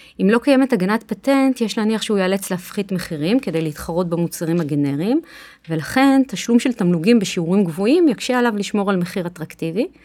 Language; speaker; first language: Hebrew; native; Hebrew